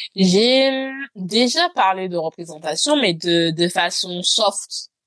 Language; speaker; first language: French; native; French